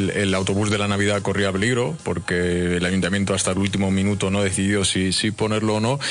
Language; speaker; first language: Spanish; native; Spanish